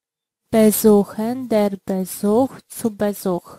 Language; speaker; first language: German; non-native, fluent; Polish